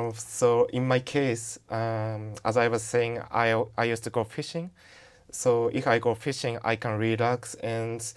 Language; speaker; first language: English; non-native, learner; Japanese